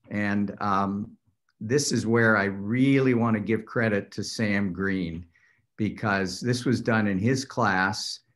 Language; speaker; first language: English; native; English